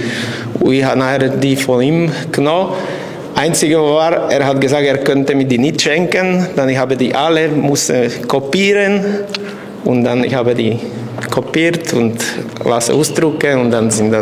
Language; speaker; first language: German; non-native, local second language; French